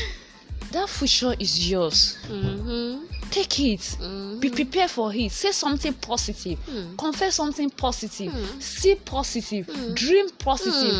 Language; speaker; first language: English; non-native, local second language; Yoruba